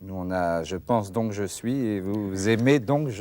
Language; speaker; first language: French; native; French